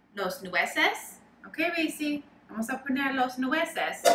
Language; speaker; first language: Spanish; non-native, learner; English